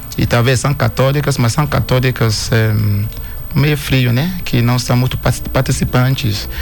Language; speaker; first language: Portuguese; non-native, fluent; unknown